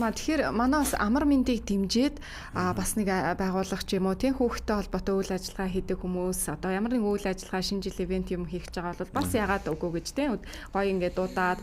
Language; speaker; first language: Mongolian; native; Mongolian